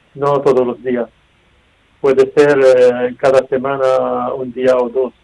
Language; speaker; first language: Spanish; non-native, learner; Arabic